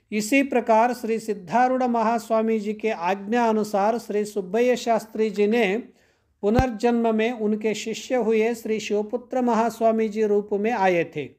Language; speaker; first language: Hindi; non-native, local second language; Kannada